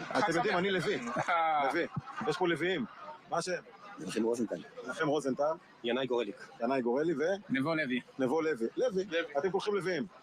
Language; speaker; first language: Hebrew; native; Hebrew